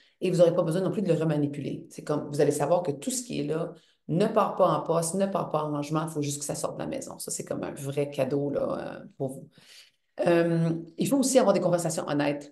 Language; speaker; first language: French; native; French